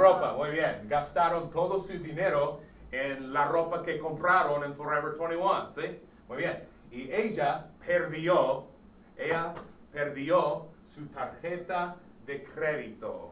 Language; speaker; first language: Spanish; non-native, fluent; English